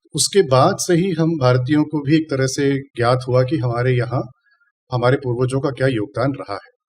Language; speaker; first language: Hindi; non-native, local second language; Tamil